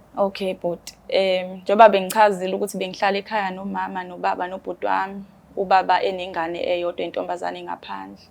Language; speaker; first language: Zulu; native; Zulu